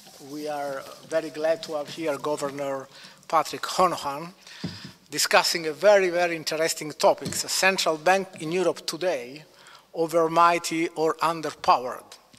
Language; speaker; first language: English; non-native, fluent; Italian